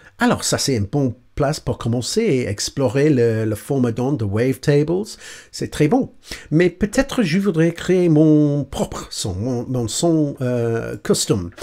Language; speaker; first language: French; non-native, learner; English